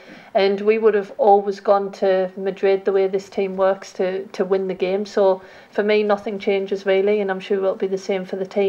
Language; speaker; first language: English; native; English